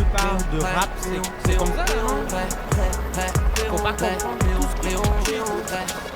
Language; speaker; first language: French; non-native, fluent; English